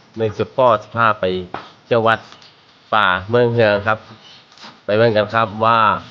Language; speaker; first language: Thai; native; Thai